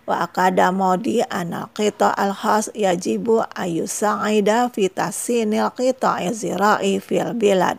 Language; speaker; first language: Arabic; non-native, fluent; Indonesian